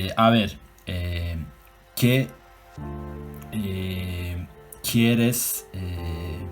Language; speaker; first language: Spanish; non-native, learner; Turkish